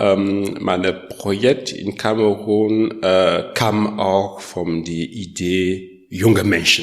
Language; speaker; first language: German; non-native, learner; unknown